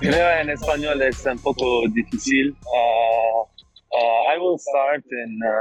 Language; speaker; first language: Spanish; non-native, learner; German